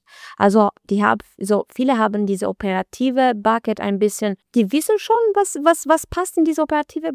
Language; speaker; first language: German; non-native, learner; Albanian